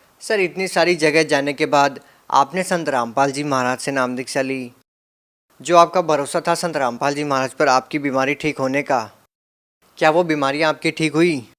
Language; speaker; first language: Hindi; native; Hindi